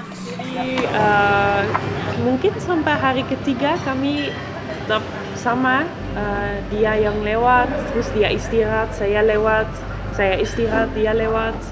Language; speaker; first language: Indonesian; non-native, fluent; Dutch